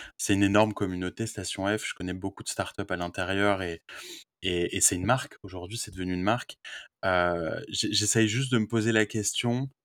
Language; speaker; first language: French; native; French